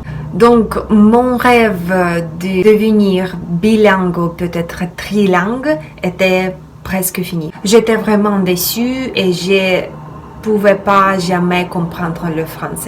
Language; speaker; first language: French; non-native, fluent; Russian